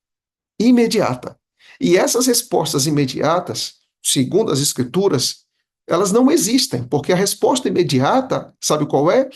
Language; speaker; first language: Portuguese; native; Portuguese